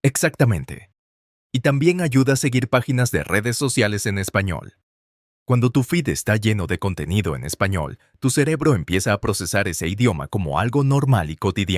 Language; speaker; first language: Spanish; non-native, fluent; English